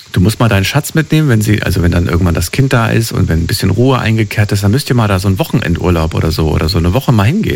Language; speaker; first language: German; native; German